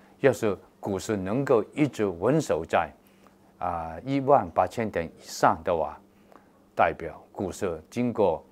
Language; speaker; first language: Chinese; non-native, local second language; Cantonese